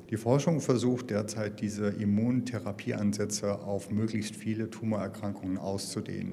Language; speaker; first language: German; native; German